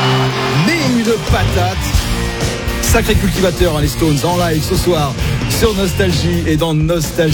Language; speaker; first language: French; native; French